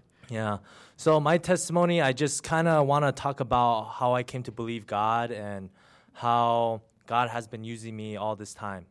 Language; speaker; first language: English; early bilingual, other home language; Chinese